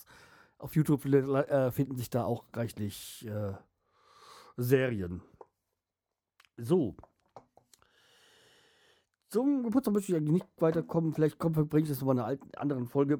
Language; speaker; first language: German; native; German